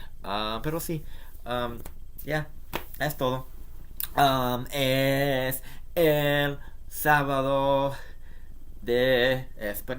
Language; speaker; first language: Spanish; non-native, learner; English